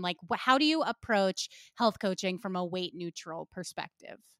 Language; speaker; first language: English; native; English